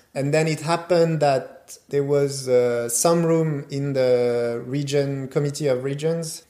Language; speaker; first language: English; non-native, fluent; French